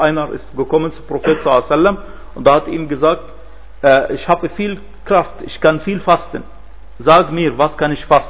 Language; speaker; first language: German; non-native, fluent; Arabic